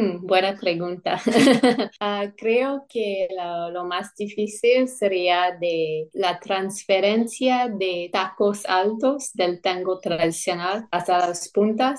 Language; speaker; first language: Spanish; non-native, fluent; English